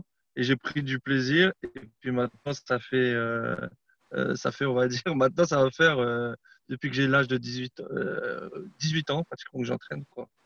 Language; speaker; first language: French; non-native, fluent; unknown